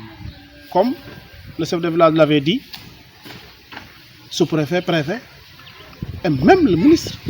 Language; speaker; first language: French; non-native, local second language; Wolof